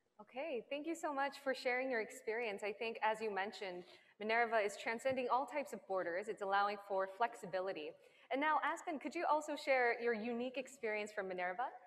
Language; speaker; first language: English; non-native, fluent; Korean